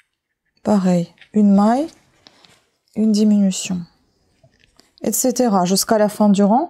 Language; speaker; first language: French; native; French